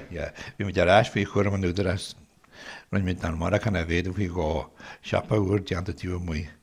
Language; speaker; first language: Irish; native; Irish